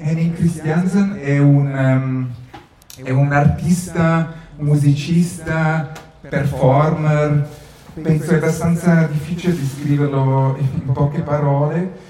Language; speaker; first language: Italian; native; Italian